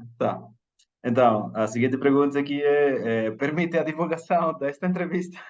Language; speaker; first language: Portuguese; non-native, fluent; Spanish